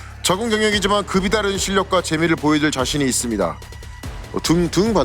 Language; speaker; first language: Korean; native; Korean